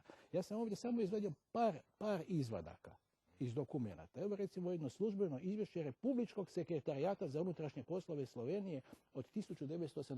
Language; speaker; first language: Croatian; native; Croatian